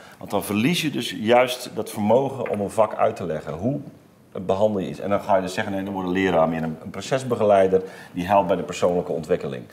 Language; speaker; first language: Dutch; native; Dutch